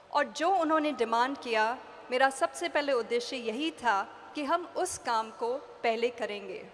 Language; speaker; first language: Hindi; native; Hindi